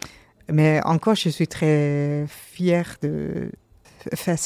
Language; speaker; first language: French; non-native, learner; Dutch